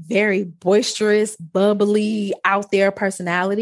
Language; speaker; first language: English; native; English